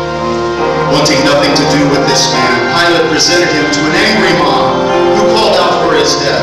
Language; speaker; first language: English; native; English